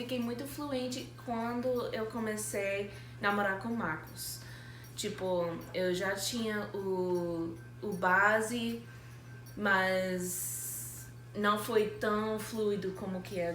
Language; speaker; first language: Portuguese; non-native, fluent; English